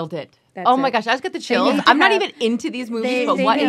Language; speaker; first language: English; native; English